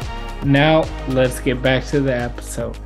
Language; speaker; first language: English; native; English